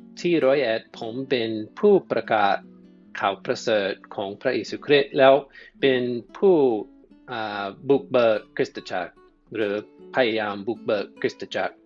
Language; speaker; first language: Thai; non-native, fluent; English